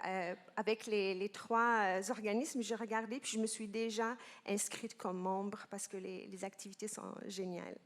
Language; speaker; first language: French; non-native, local second language; Arabic